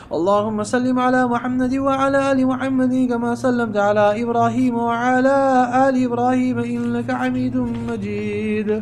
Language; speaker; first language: Arabic; non-native, fluent; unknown